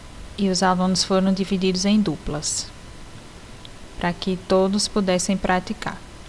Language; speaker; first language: Portuguese; native; Portuguese